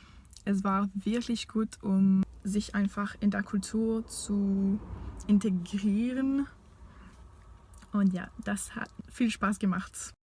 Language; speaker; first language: German; non-native, fluent; French